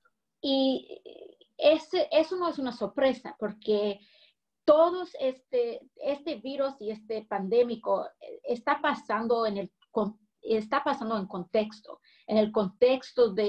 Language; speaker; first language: Spanish; early bilingual, heritage; English